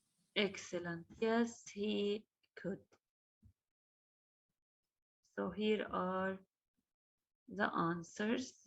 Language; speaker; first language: English; non-native, fluent; Arabic